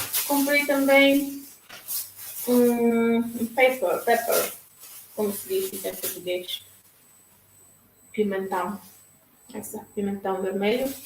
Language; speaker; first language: Portuguese; non-native, local second language; Tetum